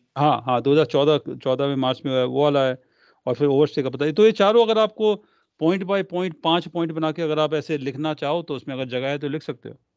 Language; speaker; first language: Hindi; non-native, local second language; Punjabi